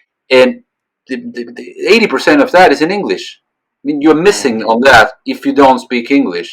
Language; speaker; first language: English; non-native, fluent; Spanish